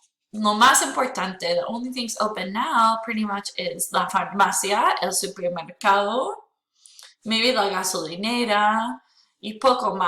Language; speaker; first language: Spanish; non-native, fluent; English